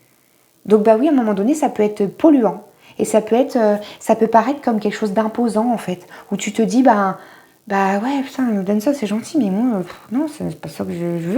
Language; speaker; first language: French; native; French